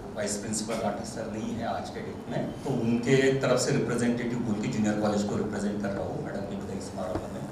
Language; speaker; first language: Hindi; non-native, local second language; Marathi